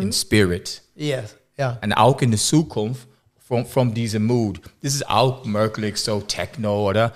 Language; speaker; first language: German; non-native, learner; English